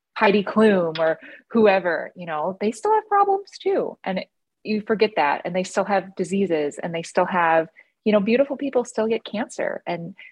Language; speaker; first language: English; native; English